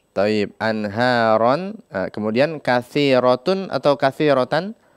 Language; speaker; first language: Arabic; non-native, fluent; Indonesian